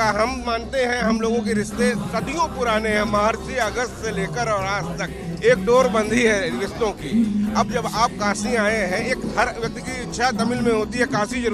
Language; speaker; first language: Hindi; native; Hindi